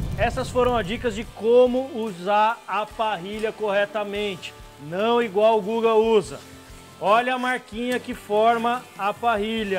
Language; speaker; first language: Portuguese; native; Portuguese